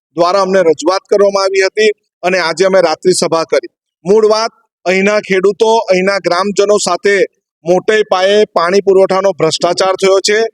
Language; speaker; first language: Gujarati; native; Gujarati